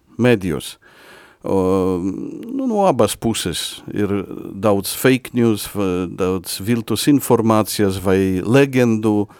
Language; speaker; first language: Latvian; non-native, fluent; Polish